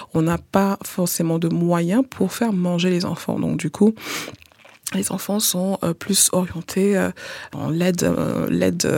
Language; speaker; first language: French; non-native, local second language; Haitian Creole